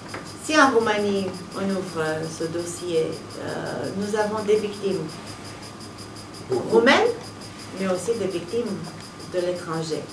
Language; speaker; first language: French; non-native, fluent; Romanian